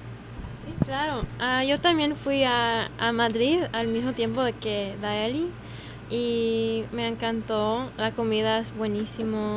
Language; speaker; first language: Spanish; non-native, fluent; English